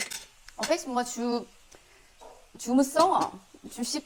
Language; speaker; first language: French; non-native, learner; Korean